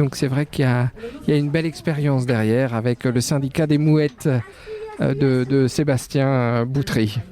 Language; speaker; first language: French; native; French